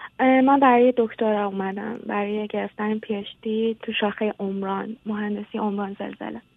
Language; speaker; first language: Persian; native; Persian